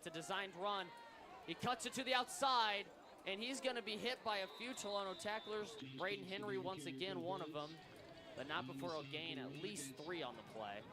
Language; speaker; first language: English; native; English